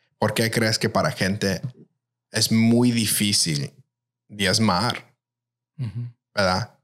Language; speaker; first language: Spanish; early bilingual, heritage; Spanish